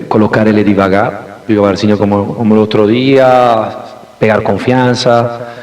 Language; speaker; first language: Portuguese; non-native, fluent; Spanish